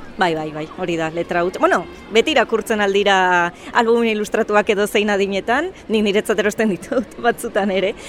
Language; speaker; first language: Basque; native; Basque